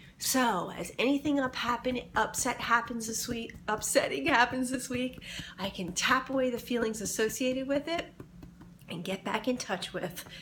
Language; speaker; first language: English; native; English